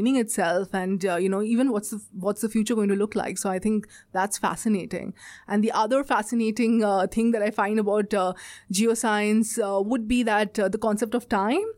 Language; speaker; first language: English; non-native, local second language; Bangla